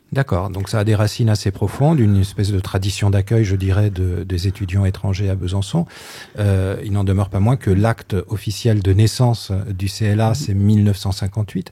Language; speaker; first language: French; native; French